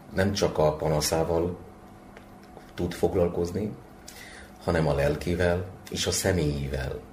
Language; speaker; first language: Hungarian; non-native, fluent; Bangla